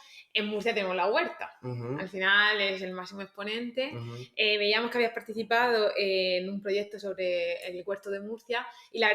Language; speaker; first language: Spanish; native; Spanish